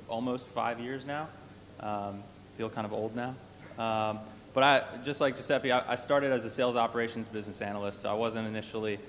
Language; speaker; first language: English; native; English